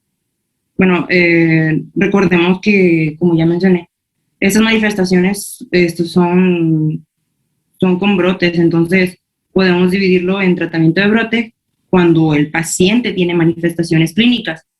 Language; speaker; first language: Spanish; native; Spanish